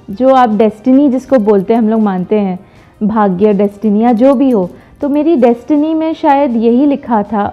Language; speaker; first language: Hindi; non-native, local second language; Bangla